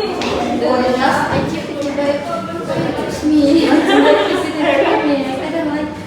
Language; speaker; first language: English; non-native, learner; Indonesian